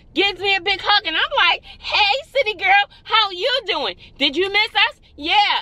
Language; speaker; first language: English; native; English